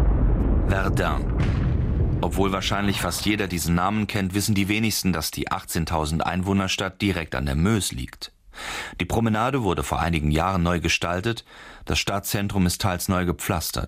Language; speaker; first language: German; native; German